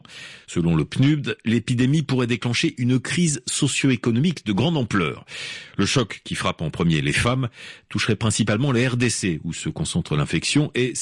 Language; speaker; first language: French; native; French